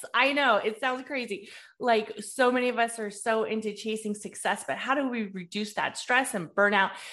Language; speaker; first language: English; early bilingual, other home language; Spanish